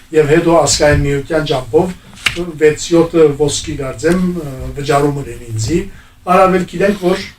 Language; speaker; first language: Armenian; native; Armenian